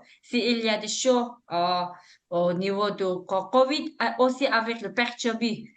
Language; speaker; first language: French; non-native, learner; Tibetan